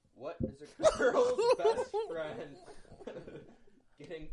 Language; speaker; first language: English; native; English